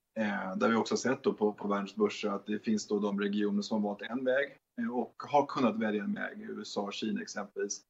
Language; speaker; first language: Swedish; native; Swedish